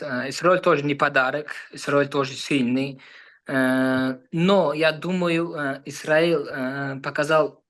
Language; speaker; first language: Russian; non-native, learner; Uzbek